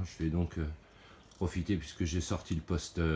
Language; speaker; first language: French; native; French